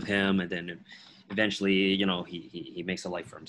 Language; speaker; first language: English; non-native, fluent; Min Nan Chinese